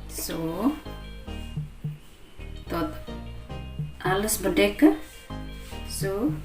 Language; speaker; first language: Dutch; non-native, learner; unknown